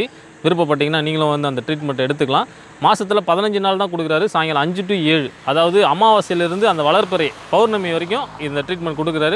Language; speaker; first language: Tamil; native; Tamil